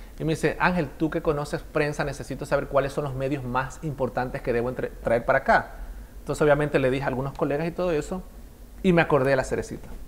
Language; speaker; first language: Spanish; native; Spanish